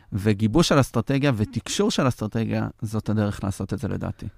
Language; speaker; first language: Hebrew; native; Hebrew